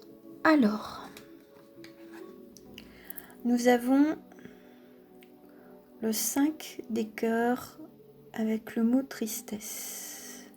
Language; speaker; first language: French; native; French